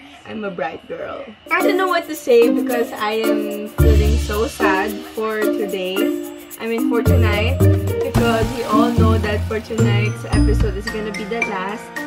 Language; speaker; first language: English; non-native, local second language; Filipino